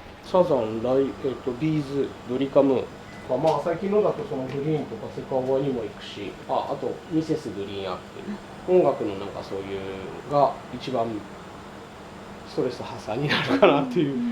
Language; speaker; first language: Japanese; native; Japanese